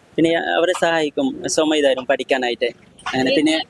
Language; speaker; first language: Malayalam; non-native, local second language; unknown